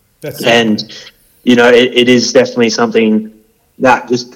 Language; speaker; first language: English; native; English